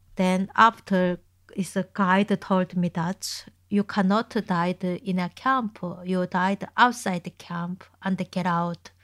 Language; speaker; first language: English; non-native, learner; Korean